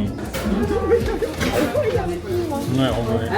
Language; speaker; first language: Japanese; non-native, fluent; French